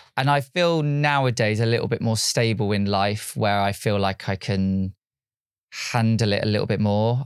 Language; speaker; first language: English; native; English